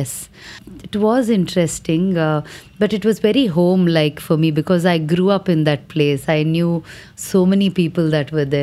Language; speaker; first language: English; non-native, local second language; Telugu